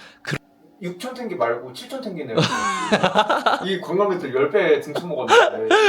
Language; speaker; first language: Korean; native; Korean